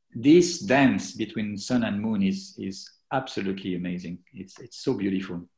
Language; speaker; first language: English; non-native, fluent; French